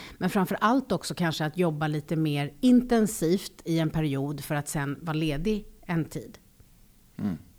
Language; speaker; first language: Swedish; native; Swedish